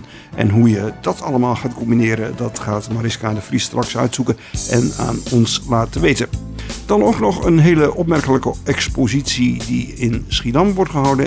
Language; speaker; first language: Dutch; native; Dutch